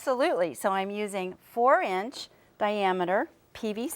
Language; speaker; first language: English; native; English